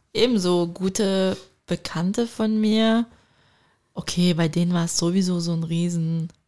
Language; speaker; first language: German; early bilingual, other home language; Turkish